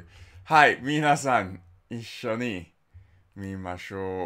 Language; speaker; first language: Japanese; non-native, learner; English